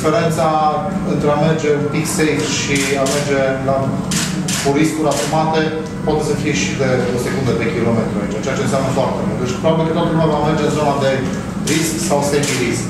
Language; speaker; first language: Romanian; native; Romanian